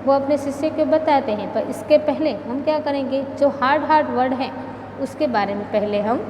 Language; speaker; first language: Hindi; non-native, local second language; Gujarati